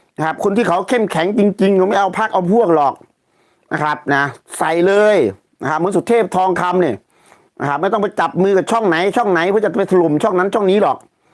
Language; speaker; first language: Thai; native; Thai